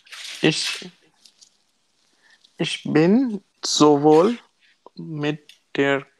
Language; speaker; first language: German; non-native, learner; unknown